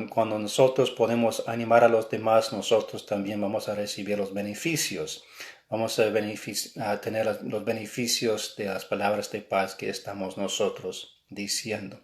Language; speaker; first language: Spanish; non-native, fluent; English